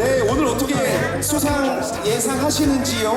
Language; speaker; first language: Korean; native; Korean